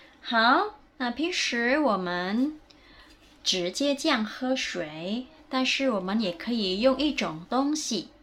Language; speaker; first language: Chinese; non-native, fluent; Indonesian